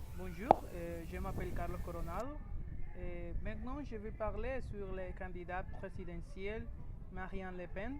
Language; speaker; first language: French; non-native, learner; Spanish